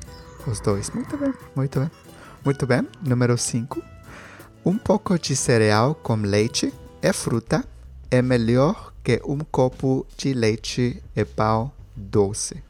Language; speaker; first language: Portuguese; non-native, learner; Spanish